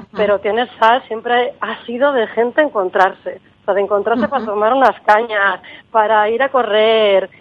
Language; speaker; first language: Spanish; native; Spanish